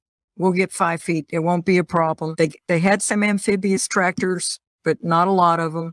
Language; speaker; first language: English; native; English